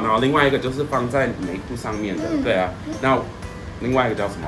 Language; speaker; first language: Chinese; non-native, fluent; English